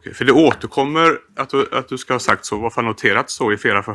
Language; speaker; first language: Swedish; native; Swedish